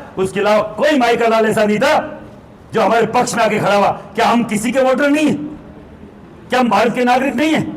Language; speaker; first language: Hindi; native; Hindi